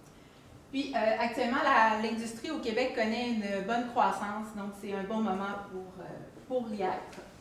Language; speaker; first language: French; native; French